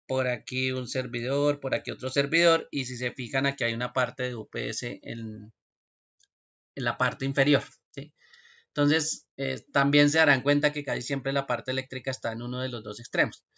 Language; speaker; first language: Spanish; native; Spanish